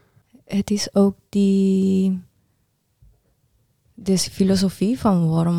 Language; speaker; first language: Dutch; non-native, learner; Spanish